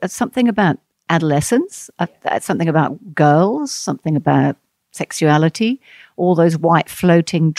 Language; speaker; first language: English; non-native, fluent; French